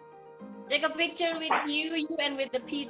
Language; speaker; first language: English; non-native, learner; Indonesian